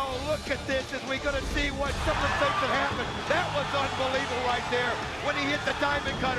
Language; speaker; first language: English; native; English